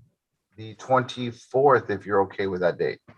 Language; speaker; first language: English; native; English